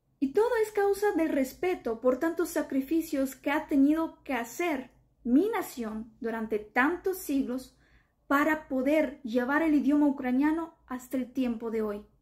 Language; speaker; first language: Spanish; non-native, fluent; Ukrainian